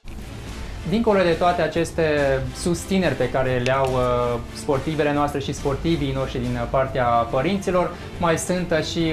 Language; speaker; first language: Romanian; native; Romanian